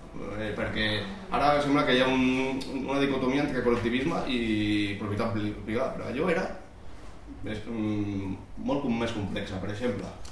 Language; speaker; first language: Catalan; non-native, local second language; Spanish